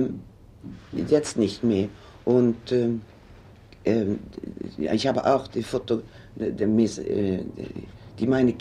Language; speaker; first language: German; non-native, fluent; Swedish